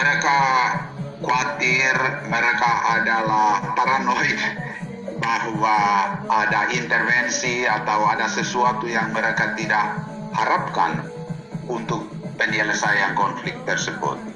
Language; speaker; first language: Indonesian; non-native, fluent; Finnish